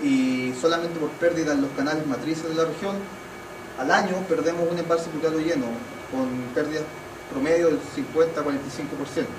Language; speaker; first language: Spanish; native; Spanish